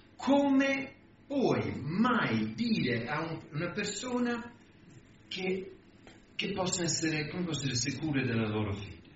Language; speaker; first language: Italian; non-native, fluent; English